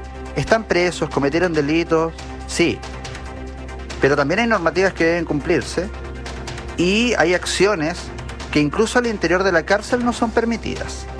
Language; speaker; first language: Spanish; native; Spanish